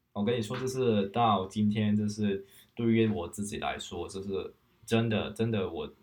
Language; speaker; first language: Chinese; non-native, local second language; Cantonese